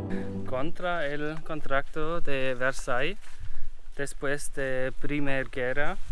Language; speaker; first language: Spanish; non-native, learner; German